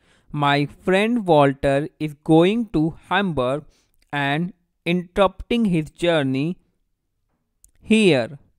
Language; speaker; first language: English; non-native, local second language; Hindi